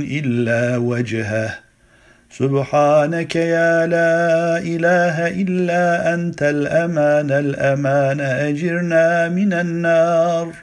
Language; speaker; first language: Arabic; non-native, fluent; Turkish